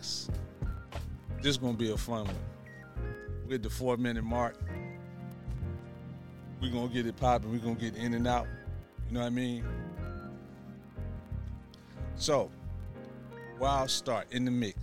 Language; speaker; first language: English; native; English